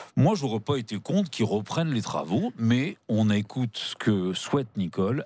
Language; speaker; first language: French; native; French